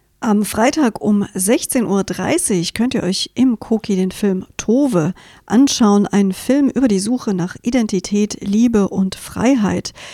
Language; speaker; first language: German; native; German